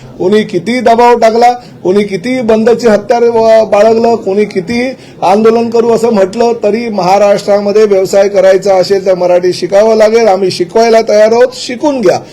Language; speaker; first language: Marathi; native; Marathi